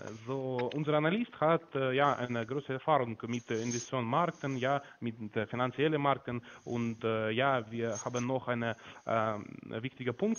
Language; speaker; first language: German; non-native, learner; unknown